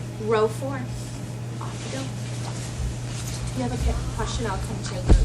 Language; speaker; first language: English; native; English